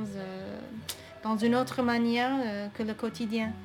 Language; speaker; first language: French; non-native, fluent; English